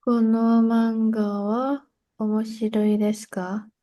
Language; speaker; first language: Japanese; non-native, learner; Indonesian